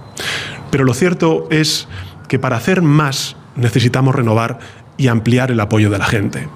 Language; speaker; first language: Spanish; native; Spanish